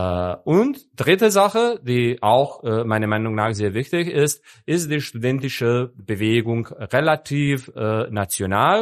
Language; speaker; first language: German; non-native, fluent; Serbian